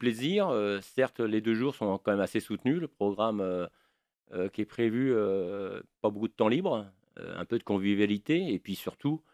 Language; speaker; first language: French; native; French